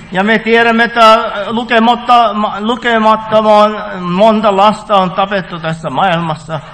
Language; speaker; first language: Finnish; early bilingual, heritage; Finnish